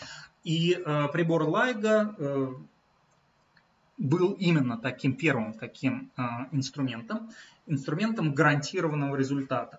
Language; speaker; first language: Russian; native; Russian